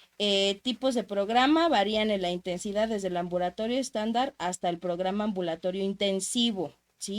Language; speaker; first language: Spanish; native; Spanish